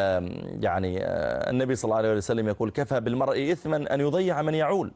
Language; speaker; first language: Arabic; native; Arabic